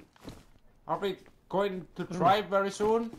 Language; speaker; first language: English; non-native, learner; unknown